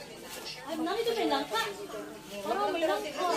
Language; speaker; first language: Filipino; native; Filipino